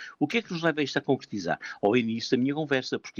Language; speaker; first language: Portuguese; native; Portuguese